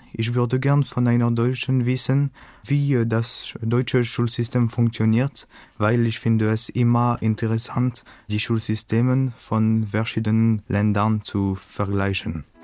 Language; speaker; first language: German; non-native, fluent; French